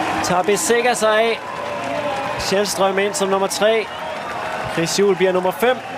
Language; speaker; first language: Danish; native; Danish